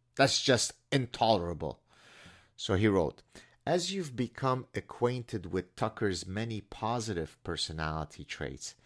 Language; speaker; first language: English; non-native, fluent; Arabic